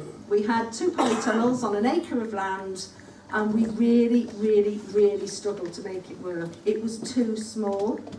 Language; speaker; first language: English; native; English